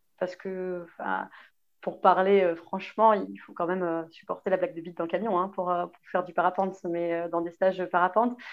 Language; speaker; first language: French; native; French